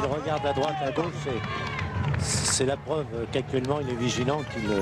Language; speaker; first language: French; native; French